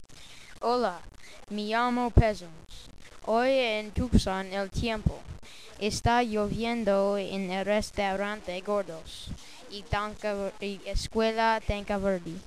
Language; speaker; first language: Spanish; non-native, learner; English